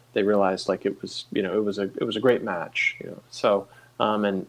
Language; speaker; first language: English; native; English